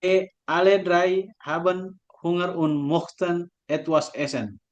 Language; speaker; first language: German; non-native, learner; Indonesian